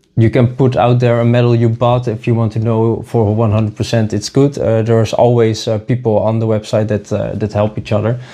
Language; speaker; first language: English; non-native, fluent; Dutch